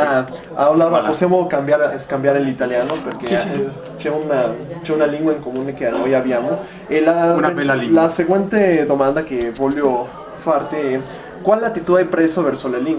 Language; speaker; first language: Italian; non-native, fluent; Spanish